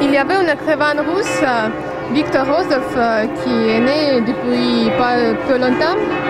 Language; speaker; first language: French; non-native, fluent; Russian